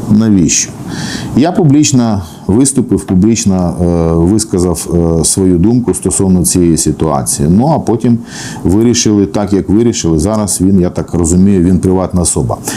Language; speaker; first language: Ukrainian; non-native, local second language; Russian